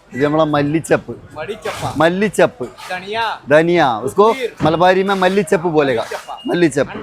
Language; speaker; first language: Hindi; non-native, local second language; Malayalam